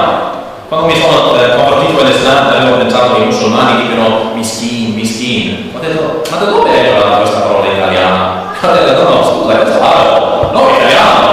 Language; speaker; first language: Italian; non-native, learner; English